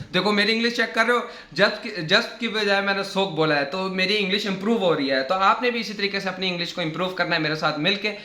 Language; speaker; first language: Urdu; non-native, local second language; Saraiki